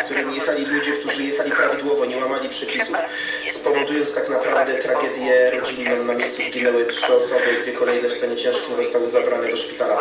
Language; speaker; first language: Polish; native; Polish